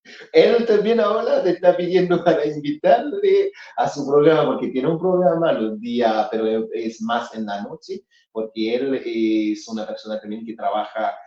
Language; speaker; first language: Spanish; non-native, fluent; Haitian Creole